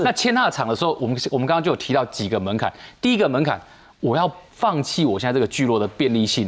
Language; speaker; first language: Chinese; native; Chinese